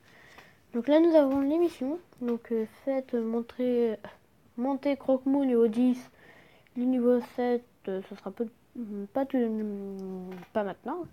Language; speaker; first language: French; native; French